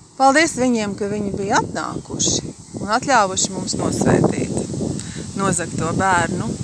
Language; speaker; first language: Latvian; native; Latvian